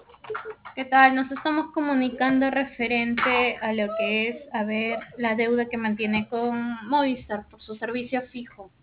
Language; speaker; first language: Spanish; native; Spanish